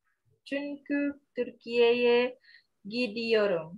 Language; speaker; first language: Turkish; non-native, learner; Indonesian